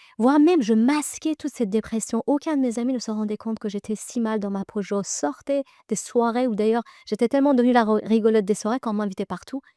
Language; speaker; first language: French; early bilingual, other home language; Persian